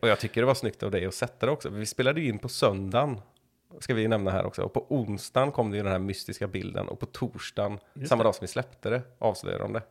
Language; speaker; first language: Swedish; native; Swedish